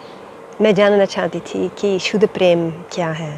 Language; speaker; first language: Hindi; non-native, fluent; Dutch